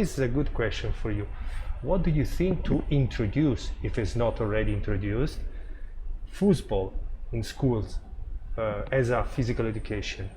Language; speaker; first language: English; non-native, fluent; Italian